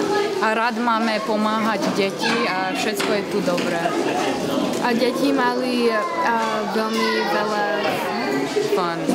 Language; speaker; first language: Slovak; early bilingual, heritage; Slovak